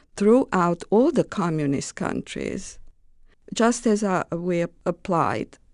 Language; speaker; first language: English; non-native, fluent; Romanian